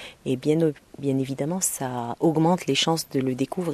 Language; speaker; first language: French; non-native, local second language; Arabic